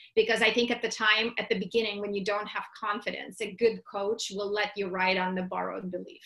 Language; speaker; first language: English; non-native, fluent; Russian